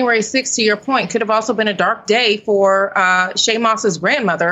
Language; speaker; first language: English; native; English